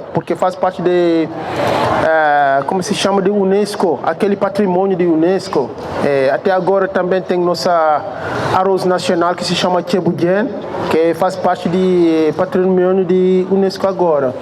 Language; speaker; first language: Portuguese; non-native, fluent; Wolof